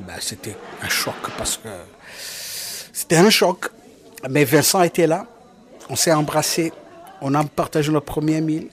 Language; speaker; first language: French; non-native, local second language; Kinyarwanda